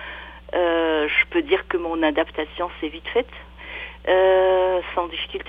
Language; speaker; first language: French; non-native, local second language; Arabic